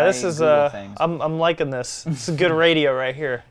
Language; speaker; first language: English; native; English